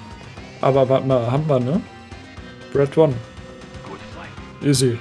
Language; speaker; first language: German; native; German